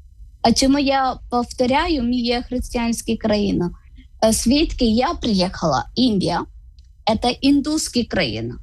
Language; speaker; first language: Ukrainian; non-native, learner; Malayalam